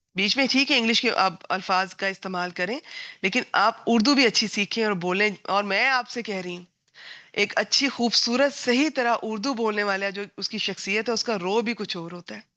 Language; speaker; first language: Urdu; non-native, local second language; Punjabi